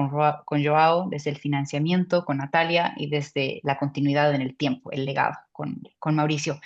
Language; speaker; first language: Spanish; native; Spanish